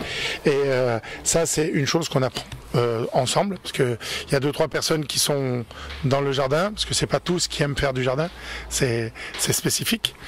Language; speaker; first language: French; native; French